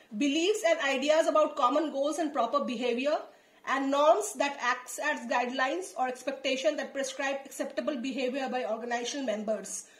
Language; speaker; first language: English; non-native, local second language; Hindi